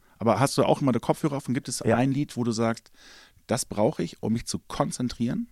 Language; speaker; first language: German; native; German